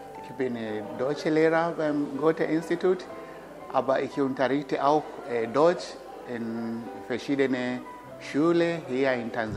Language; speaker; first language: German; non-native, fluent; Swahili